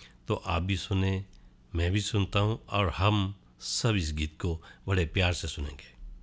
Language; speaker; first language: Hindi; native; Hindi